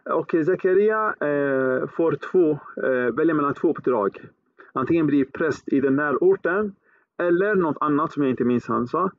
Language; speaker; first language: Swedish; early bilingual, other home language; Arabic